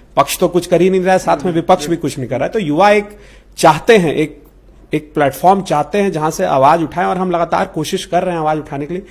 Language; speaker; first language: Hindi; native; Hindi